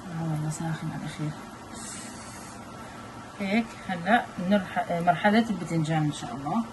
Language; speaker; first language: Arabic; native; Arabic